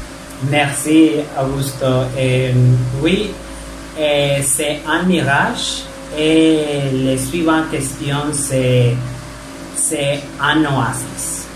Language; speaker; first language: French; non-native, learner; Spanish